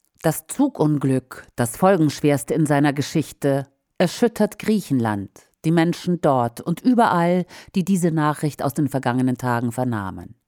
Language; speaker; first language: German; native; German